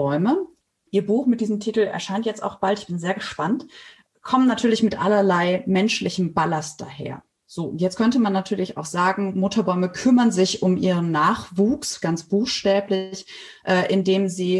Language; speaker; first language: German; native; German